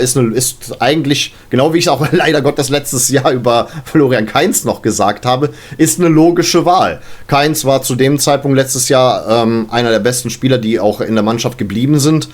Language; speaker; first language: German; native; German